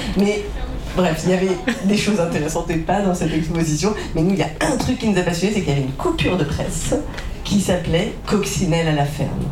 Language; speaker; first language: French; native; French